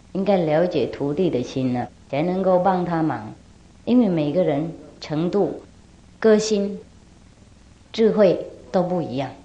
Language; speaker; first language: Chinese; non-native, fluent; Vietnamese